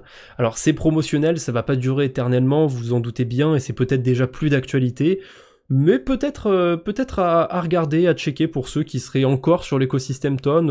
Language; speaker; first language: French; native; French